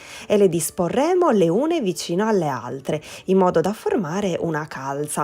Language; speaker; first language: Italian; native; Italian